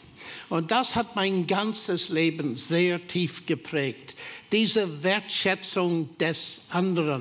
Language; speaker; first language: German; non-native, fluent; English